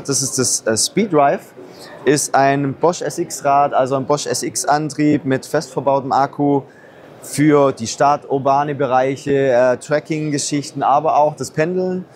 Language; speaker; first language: German; native; German